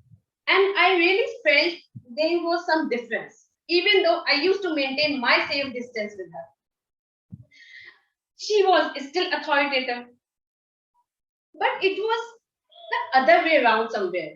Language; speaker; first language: English; non-native, local second language; Hindi